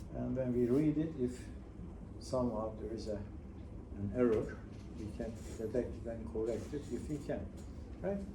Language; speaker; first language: English; non-native, fluent; Turkish